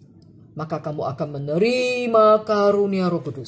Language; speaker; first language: Indonesian; native; Indonesian